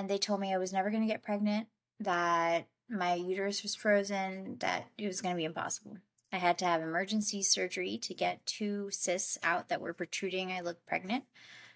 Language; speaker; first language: English; native; English